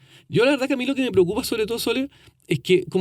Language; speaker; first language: Spanish; native; Spanish